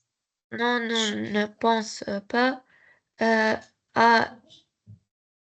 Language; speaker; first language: French; non-native, learner; Arabic